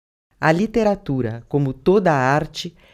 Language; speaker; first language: Portuguese; native; Portuguese